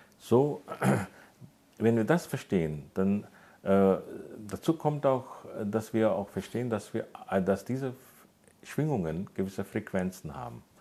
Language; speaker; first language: German; non-native, fluent; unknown